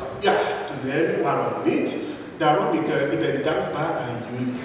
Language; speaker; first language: Dutch; non-native, learner; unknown